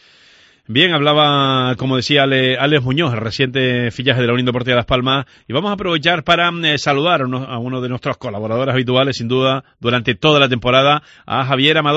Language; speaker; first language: Spanish; native; Spanish